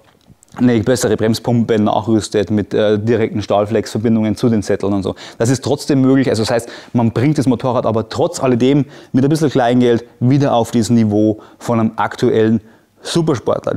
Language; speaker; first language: German; native; German